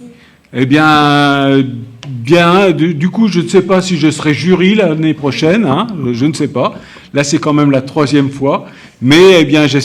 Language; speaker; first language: French; native; French